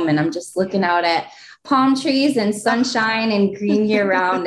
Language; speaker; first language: English; native; English